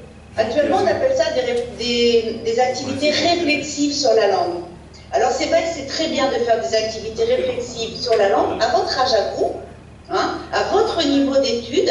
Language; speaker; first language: French; native; French